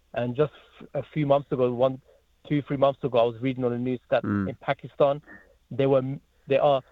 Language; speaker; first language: English; native; English